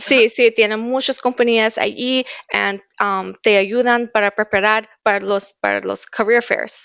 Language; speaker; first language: Spanish; early bilingual, heritage; Spanish